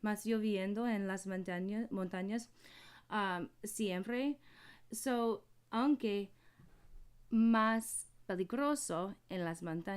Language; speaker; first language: Spanish; non-native, learner; English